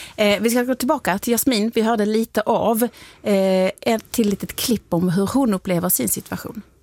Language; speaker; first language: Swedish; native; Swedish